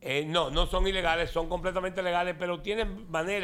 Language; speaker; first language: Spanish; native; Spanish